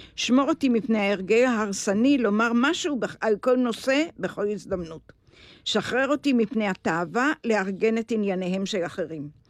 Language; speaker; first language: Hebrew; native; Hebrew